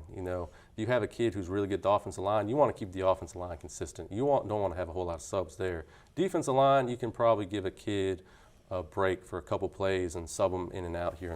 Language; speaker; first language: English; native; English